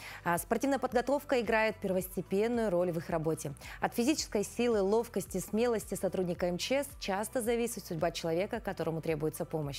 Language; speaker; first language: Russian; native; Russian